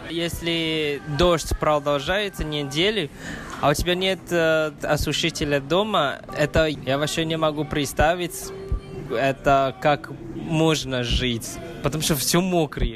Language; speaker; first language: Russian; non-native, fluent; Chinese